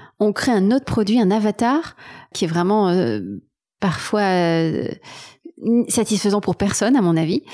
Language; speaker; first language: French; native; French